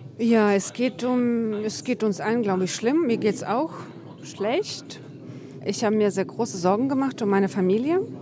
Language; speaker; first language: German; non-native, fluent; Ukrainian